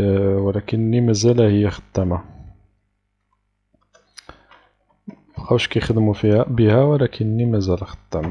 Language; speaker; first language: Arabic; native; Arabic